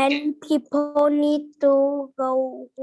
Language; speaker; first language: English; non-native, learner; Vietnamese